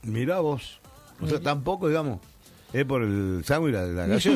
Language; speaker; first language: Spanish; native; Spanish